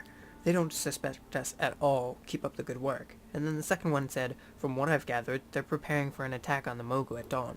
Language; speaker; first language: English; native; English